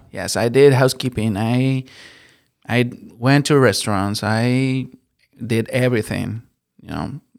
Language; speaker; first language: English; non-native, learner; Spanish